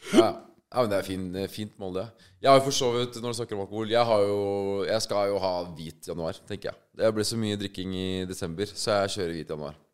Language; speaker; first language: Norwegian; native; Norwegian